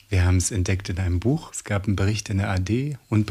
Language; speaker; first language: German; native; German